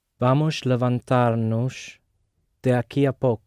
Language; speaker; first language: Portuguese; non-native, learner; English